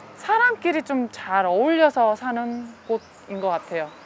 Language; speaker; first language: Korean; native; Korean